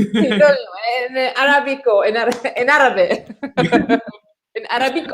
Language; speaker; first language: Spanish; non-native, learner; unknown